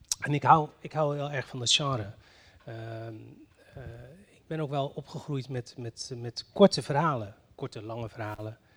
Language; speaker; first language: Dutch; early bilingual, other home language; Riffian